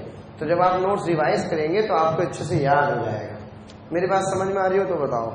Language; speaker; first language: Hindi; native; Hindi